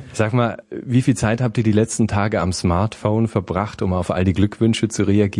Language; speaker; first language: German; native; German